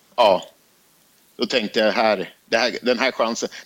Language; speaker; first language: Swedish; native; Swedish